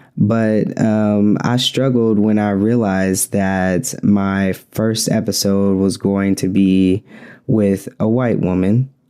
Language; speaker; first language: English; native; English